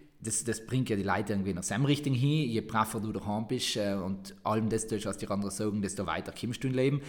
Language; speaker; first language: German; native; German